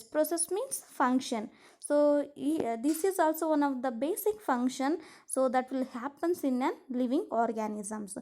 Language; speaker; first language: English; non-native, local second language; Kannada